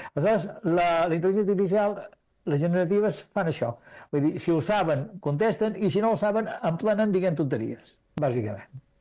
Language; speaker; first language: Catalan; native; Catalan